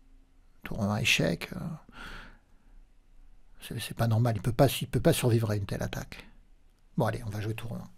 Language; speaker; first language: French; native; French